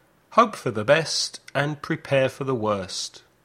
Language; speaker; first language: English; native; English